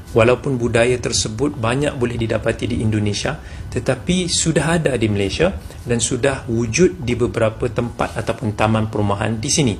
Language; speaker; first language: Malay; native; Malay